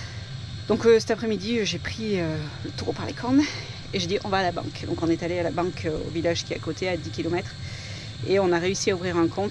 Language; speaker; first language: French; native; French